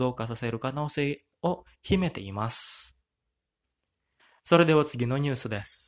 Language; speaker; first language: Japanese; non-native, fluent; Indonesian